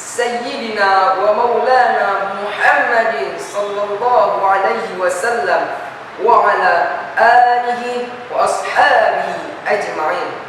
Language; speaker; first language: Arabic; non-native, learner; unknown